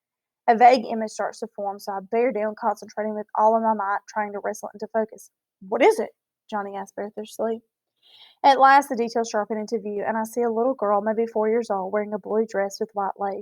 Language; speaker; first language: English; native; English